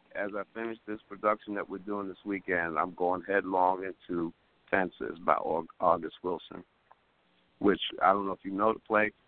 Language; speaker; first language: English; native; English